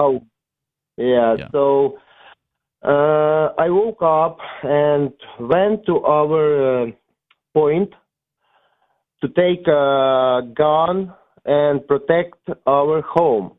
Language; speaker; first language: English; non-native, learner; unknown